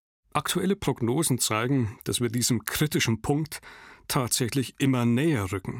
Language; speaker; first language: German; native; German